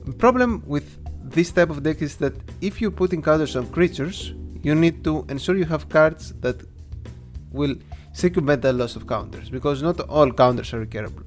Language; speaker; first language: English; non-native, fluent; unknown